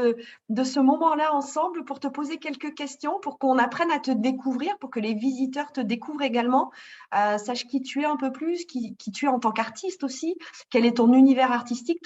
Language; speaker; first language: French; native; French